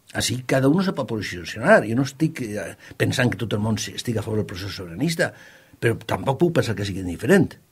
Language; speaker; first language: Catalan; native; Catalan